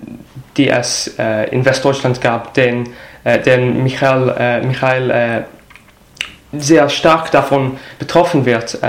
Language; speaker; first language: German; non-native, fluent; English